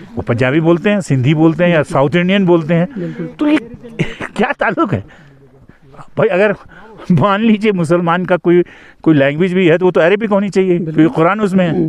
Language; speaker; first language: Urdu; native; Urdu